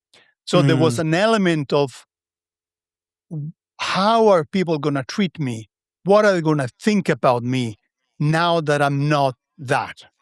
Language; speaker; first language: English; non-native, fluent; Italian